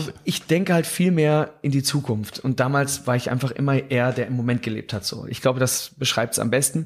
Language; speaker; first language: German; native; German